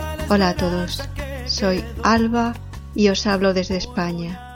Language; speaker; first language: Spanish; native; Spanish